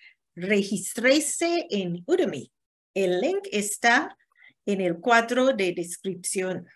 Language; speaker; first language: Spanish; non-native, learner; English